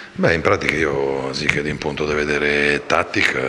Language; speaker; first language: Romanian; non-native, fluent; Italian